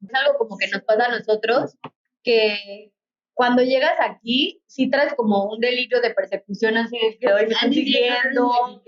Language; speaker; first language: Spanish; native; Spanish